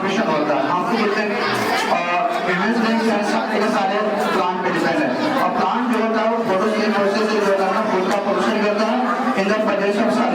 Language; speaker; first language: Hindi; native; Hindi